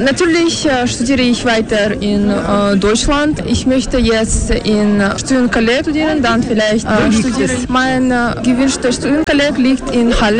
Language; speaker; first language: German; non-native, fluent; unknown